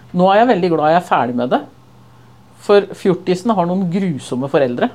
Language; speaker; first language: Norwegian; native; Norwegian